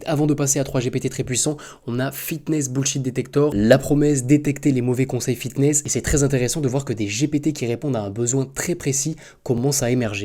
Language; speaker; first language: French; native; French